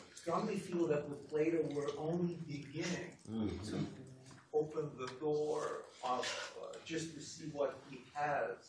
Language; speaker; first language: English; non-native, fluent; Persian